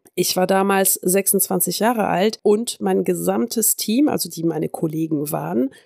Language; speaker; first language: German; early bilingual, heritage; French